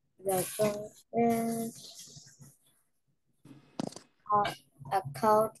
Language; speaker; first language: English; non-native, learner; Vietnamese